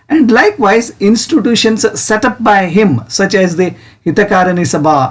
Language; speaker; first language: English; non-native, local second language; Kannada